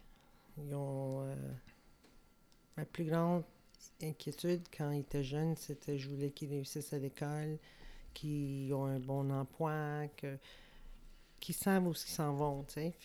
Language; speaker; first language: French; native; French